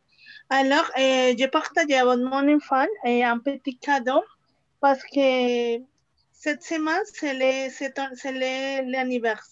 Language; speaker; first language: French; non-native, learner; Spanish